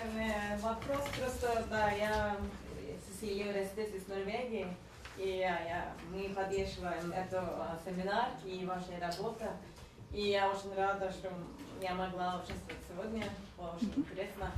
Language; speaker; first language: Russian; non-native, learner; Norwegian